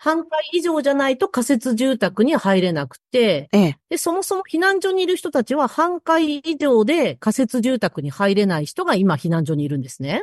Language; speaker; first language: Japanese; native; Japanese